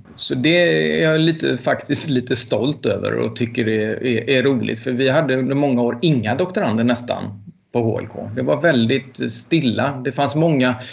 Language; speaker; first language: Swedish; native; Swedish